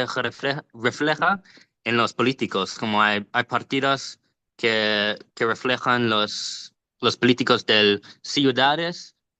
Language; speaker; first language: Spanish; non-native, learner; English